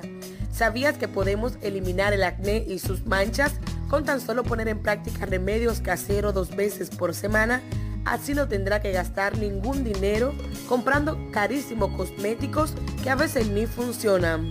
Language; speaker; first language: Spanish; native; Spanish